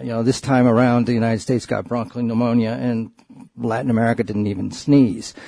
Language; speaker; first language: English; native; English